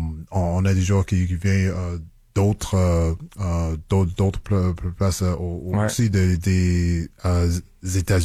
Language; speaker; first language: French; non-native, local second language; English